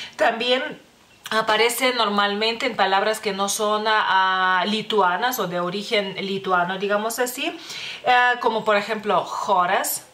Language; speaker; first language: Spanish; non-native, fluent; Lithuanian